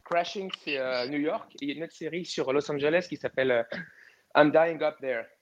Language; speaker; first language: French; native; French